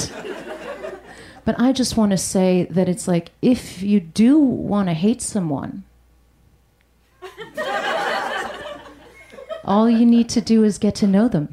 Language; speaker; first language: English; native; English